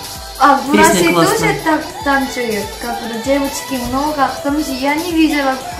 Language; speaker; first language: Russian; non-native, learner; Korean